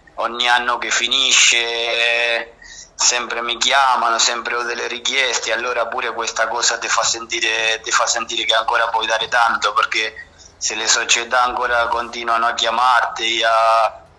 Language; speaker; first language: Italian; non-native, fluent; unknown